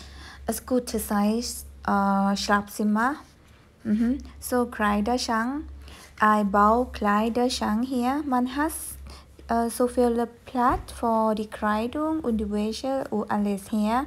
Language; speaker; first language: German; non-native, fluent; Thai